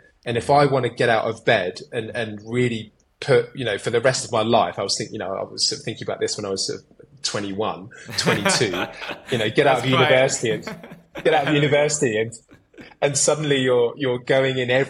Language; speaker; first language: English; native; English